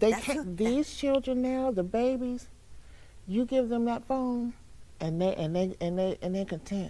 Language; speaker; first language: English; native; English